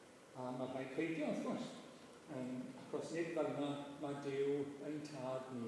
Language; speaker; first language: Welsh; native; Welsh